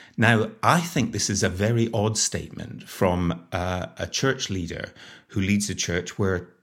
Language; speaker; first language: English; native; English